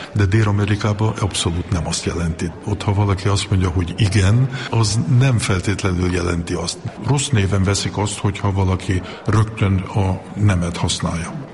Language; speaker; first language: Hungarian; early bilingual, heritage; Hungarian